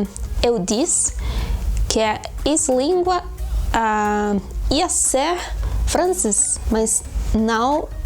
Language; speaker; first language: Portuguese; non-native, learner; Spanish